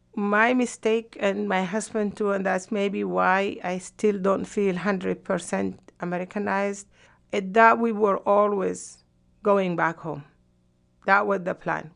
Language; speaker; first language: English; non-native, fluent; Arabic